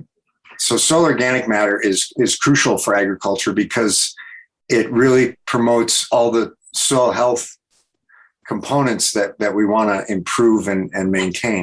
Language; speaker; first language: English; native; English